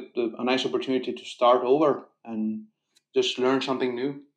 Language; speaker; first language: English; non-native, fluent; Italian